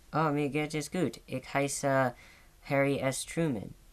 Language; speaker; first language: German; non-native, learner; English